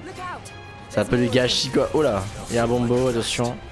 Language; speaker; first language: French; native; French